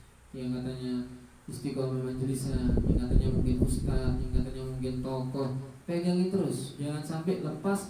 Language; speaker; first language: Indonesian; non-native, local second language; Javanese